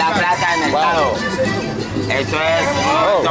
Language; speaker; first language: Spanish; native; Spanish